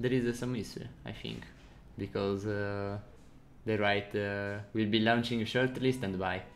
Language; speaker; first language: English; non-native, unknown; Italian